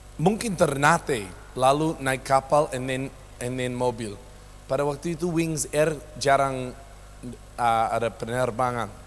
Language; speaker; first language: Indonesian; non-native, local second language; English